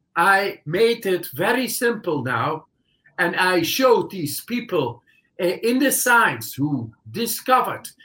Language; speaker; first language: English; non-native, fluent; Dutch